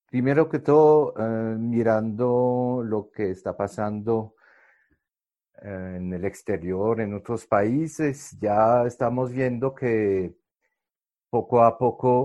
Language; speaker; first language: Spanish; non-native, fluent; French